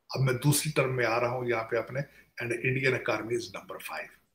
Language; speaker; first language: Urdu; native; Urdu